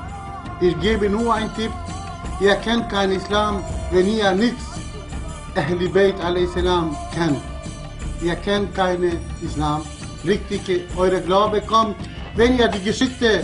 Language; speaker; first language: German; early bilingual, other home language; Albanian